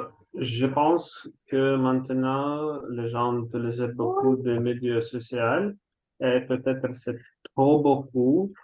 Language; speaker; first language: French; non-native, learner; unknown